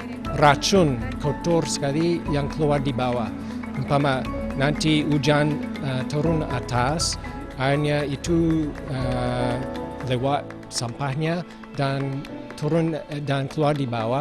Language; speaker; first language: Indonesian; non-native, fluent; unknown